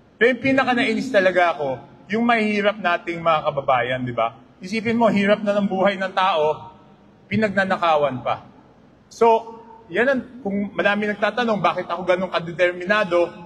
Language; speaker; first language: Filipino; native; Filipino